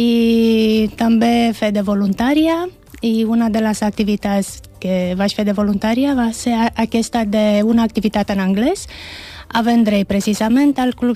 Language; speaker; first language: Catalan; non-native, fluent; Romanian